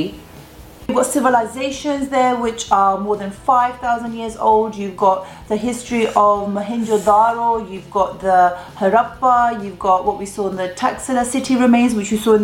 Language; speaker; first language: English; early bilingual, other home language; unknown